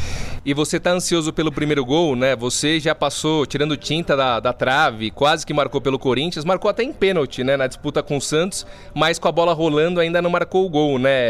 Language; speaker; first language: Portuguese; native; Portuguese